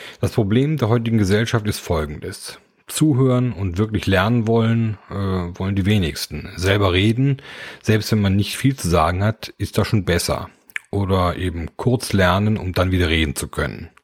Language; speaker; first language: German; native; German